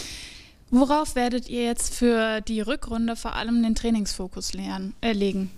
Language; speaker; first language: German; native; German